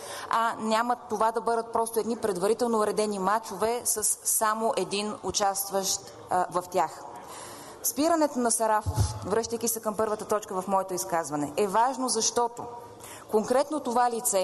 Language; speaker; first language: Bulgarian; native; Bulgarian